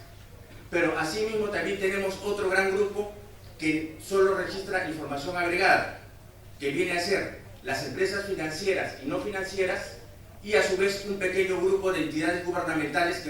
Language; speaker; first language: Spanish; native; Spanish